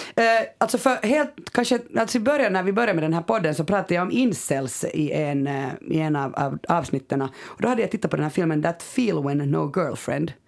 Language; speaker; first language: Swedish; native; Swedish